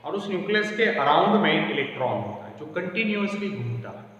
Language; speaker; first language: Hindi; non-native, local second language; Marathi